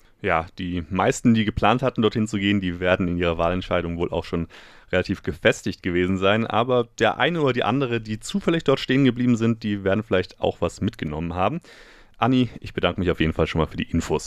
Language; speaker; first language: German; native; German